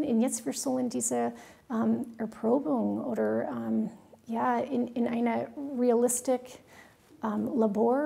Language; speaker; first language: German; non-native, fluent; English